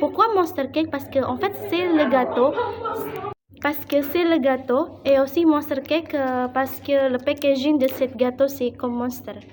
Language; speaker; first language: French; non-native, learner; Indonesian